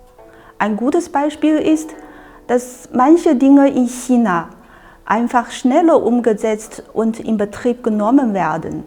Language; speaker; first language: German; non-native, fluent; Chinese